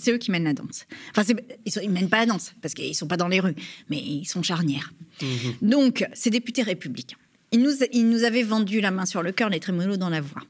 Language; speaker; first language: French; native; French